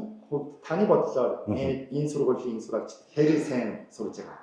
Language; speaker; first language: Mongolian; non-native, fluent; Korean